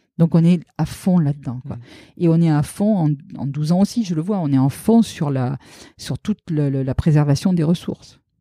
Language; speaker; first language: French; native; French